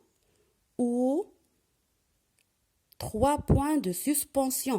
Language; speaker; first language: French; non-native, local second language; Arabic